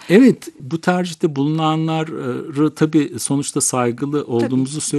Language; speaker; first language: Turkish; native; Turkish